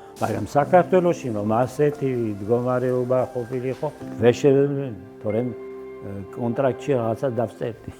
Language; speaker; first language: Georgian; early bilingual, heritage; Georgian